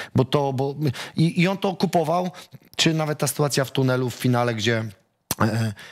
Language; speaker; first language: Polish; native; Polish